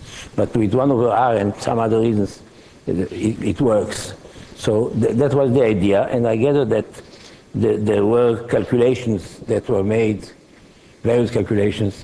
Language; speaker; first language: English; non-native, fluent; Hebrew